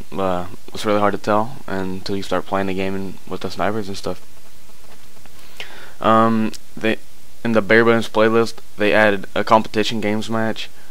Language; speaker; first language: English; native; English